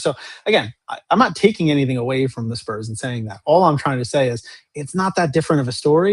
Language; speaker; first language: English; native; English